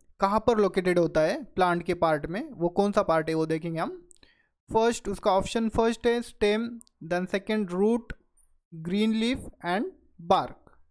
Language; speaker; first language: Hindi; non-native, local second language; Marathi